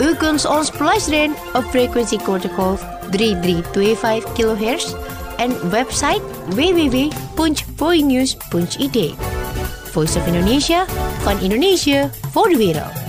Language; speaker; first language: Dutch; non-native, fluent; Indonesian